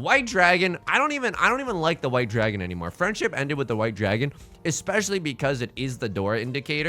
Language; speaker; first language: English; native; English